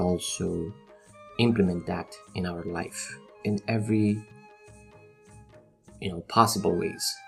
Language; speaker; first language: English; non-native, local second language; Nepali